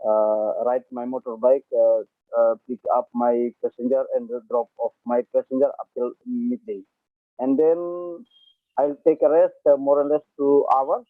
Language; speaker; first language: English; non-native, learner; Indonesian